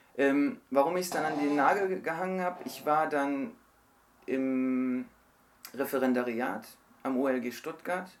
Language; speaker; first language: German; early bilingual, other home language; Turkish